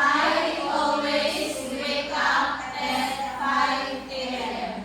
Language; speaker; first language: English; non-native, learner; Indonesian